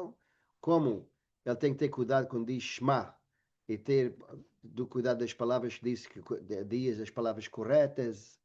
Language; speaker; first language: Portuguese; non-native, fluent; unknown